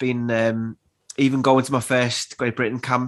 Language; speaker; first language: English; native; English